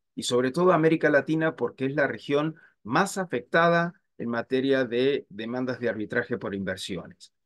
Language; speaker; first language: Spanish; native; Spanish